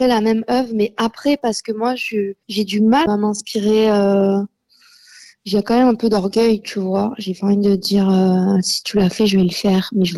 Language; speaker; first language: French; native; French